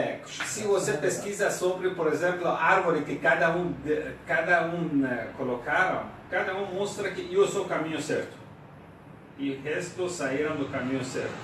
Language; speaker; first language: Portuguese; non-native, fluent; Persian